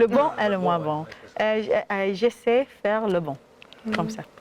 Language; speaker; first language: French; non-native, learner; Hebrew